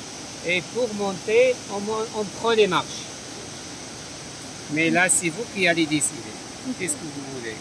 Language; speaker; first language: French; non-native, local second language; Arabic